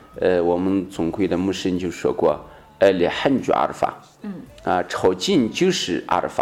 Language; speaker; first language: Chinese; native; Chinese